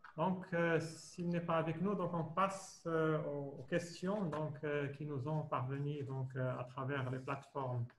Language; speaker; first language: French; non-native, local second language; Arabic